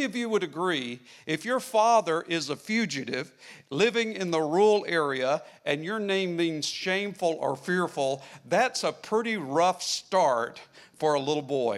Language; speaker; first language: English; native; English